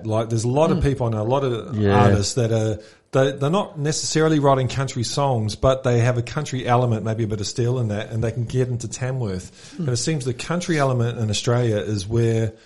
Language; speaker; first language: English; native; English